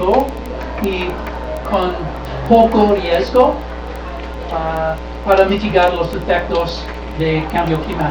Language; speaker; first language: Spanish; non-native, learner; English